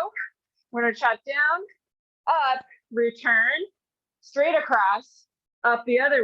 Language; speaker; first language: English; native; English